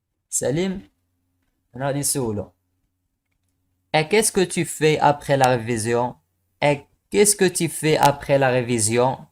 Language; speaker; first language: French; non-native, local second language; Arabic